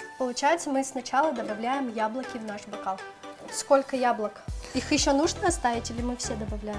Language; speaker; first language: Russian; native; Russian